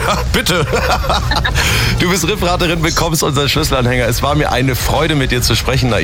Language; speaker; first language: German; native; German